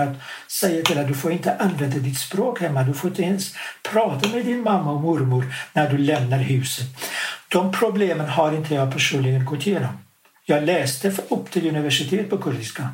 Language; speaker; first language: Swedish; non-native, fluent; Kurdish